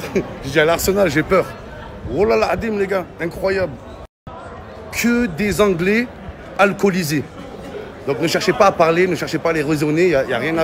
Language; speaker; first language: French; native; French